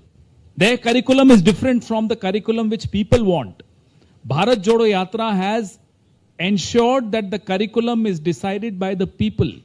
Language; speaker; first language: English; non-native, local second language; Hindi